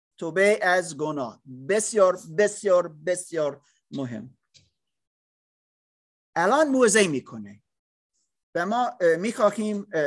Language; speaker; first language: Persian; non-native, learner; English